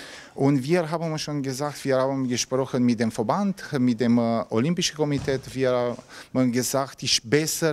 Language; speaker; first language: German; non-native, learner; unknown